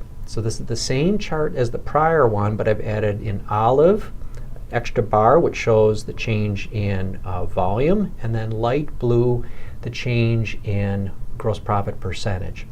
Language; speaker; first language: English; native; English